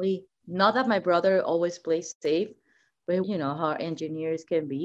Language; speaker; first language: English; non-native, fluent; Spanish